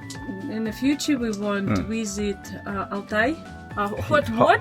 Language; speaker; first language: English; non-native, learner; Russian